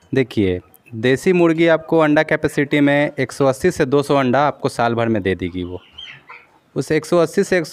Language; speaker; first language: Hindi; native; Hindi